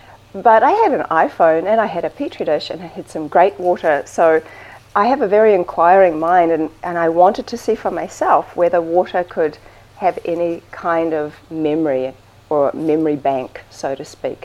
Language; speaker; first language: English; native; English